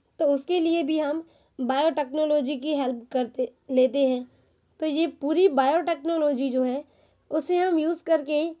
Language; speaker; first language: Hindi; non-native, local second language; Gujarati